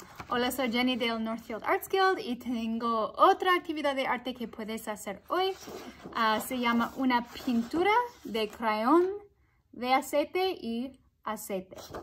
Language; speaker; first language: Spanish; non-native, fluent; English